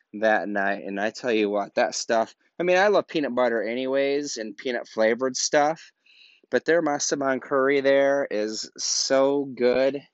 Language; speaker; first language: English; native; English